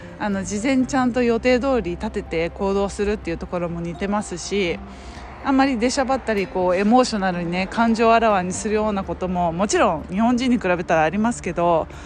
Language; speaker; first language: Japanese; native; Japanese